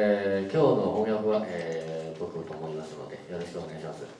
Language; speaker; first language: Japanese; non-native, fluent; Chinese